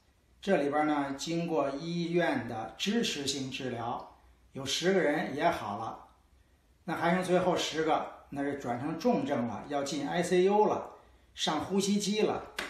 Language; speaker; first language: Chinese; native; Chinese